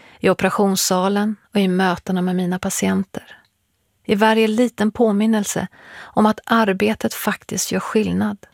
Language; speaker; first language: Swedish; early bilingual, other home language; Persian